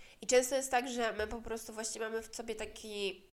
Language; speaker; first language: Polish; native; Polish